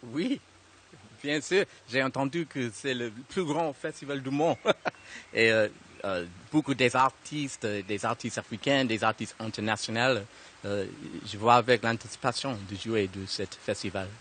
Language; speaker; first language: French; non-native, learner; English